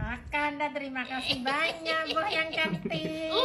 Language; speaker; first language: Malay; non-native, learner; Indonesian